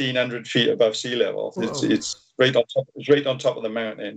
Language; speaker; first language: English; native; English